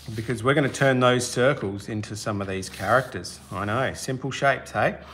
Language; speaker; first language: English; native; English